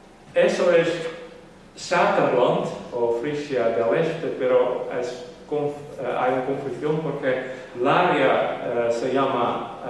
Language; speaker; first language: Spanish; non-native, learner; Western Frisian